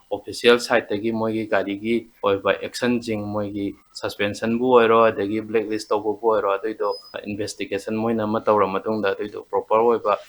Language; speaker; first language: Manipuri; native; Manipuri